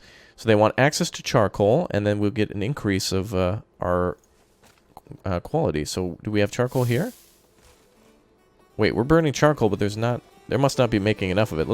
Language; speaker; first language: English; native; English